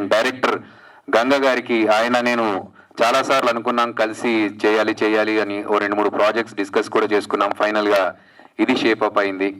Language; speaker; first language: Telugu; native; Telugu